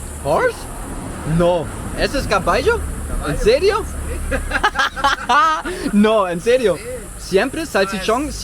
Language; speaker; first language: Spanish; non-native, learner; German